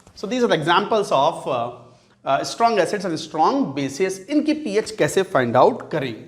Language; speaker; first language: Hindi; native; Hindi